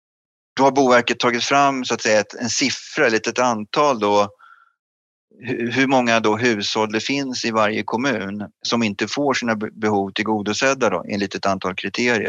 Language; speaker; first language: Swedish; native; Swedish